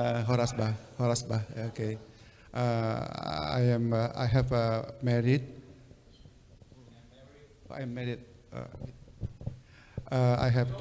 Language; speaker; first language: English; non-native, learner; Indonesian